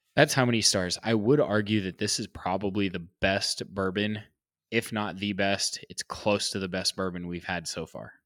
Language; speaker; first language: English; native; English